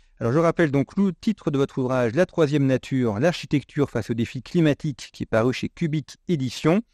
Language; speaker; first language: French; native; French